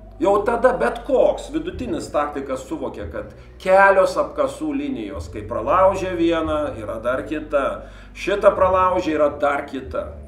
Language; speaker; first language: Lithuanian; native; Lithuanian